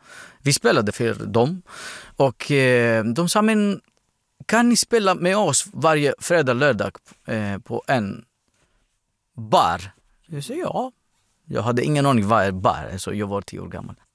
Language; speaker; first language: Swedish; non-native, learner; Greek